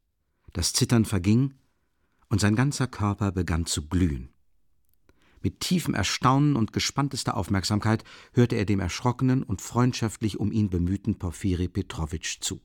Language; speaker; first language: German; native; German